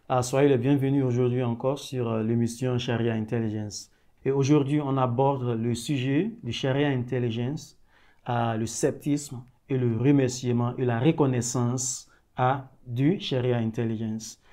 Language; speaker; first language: French; non-native, learner; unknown